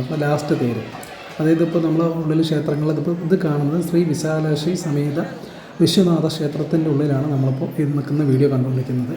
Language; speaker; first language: Malayalam; native; Malayalam